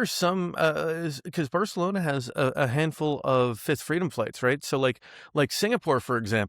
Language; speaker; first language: English; native; English